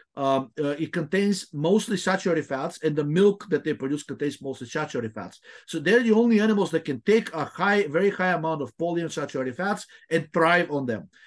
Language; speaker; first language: English; non-native, fluent; Bulgarian